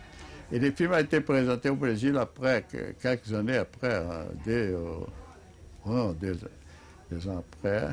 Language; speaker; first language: French; non-native, fluent; Portuguese